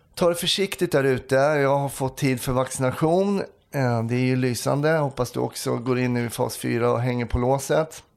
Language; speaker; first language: Swedish; native; Swedish